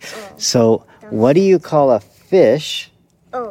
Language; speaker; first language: English; native; English